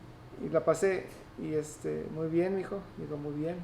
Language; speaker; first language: Spanish; native; Spanish